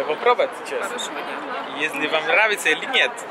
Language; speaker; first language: Russian; non-native, learner; Italian